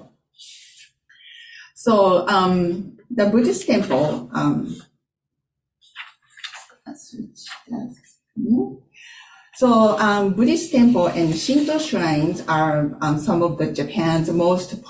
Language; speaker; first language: English; non-native, fluent; Japanese